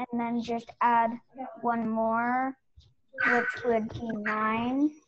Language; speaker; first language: English; native; English